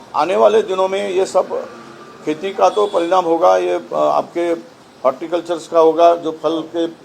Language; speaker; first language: Hindi; non-native, local second language; Marathi